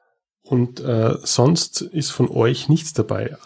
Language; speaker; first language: German; native; German